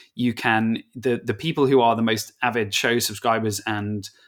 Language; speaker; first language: English; native; English